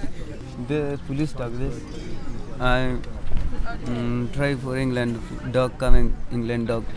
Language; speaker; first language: English; non-native, learner; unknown